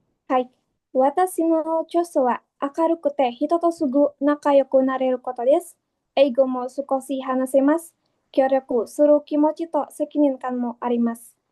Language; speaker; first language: Japanese; non-native, learner; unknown